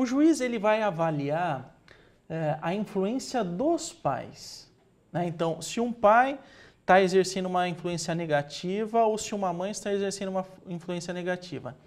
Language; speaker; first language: Portuguese; native; Portuguese